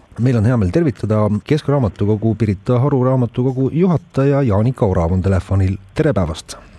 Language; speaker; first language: Estonian; native; Estonian